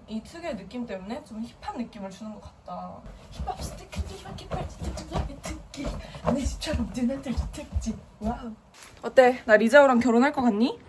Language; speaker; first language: Korean; native; Korean